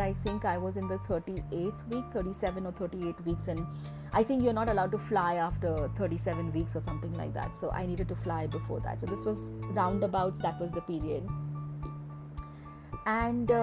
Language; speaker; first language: English; non-native, local second language; Malayalam